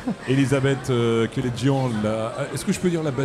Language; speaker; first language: French; native; French